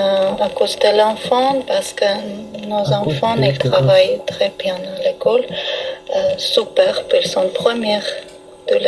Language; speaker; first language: French; non-native, learner; Armenian